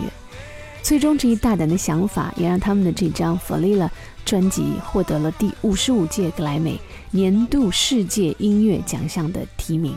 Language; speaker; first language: Chinese; native; Chinese